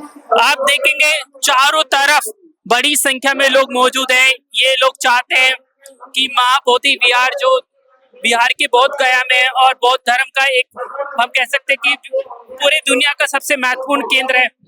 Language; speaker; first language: Hindi; native; Hindi